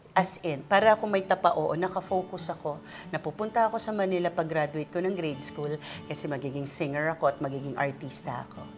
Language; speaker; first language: Filipino; non-native, local second language; Waray